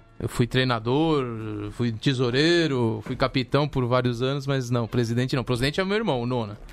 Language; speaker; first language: Portuguese; early bilingual, other home language; Spanish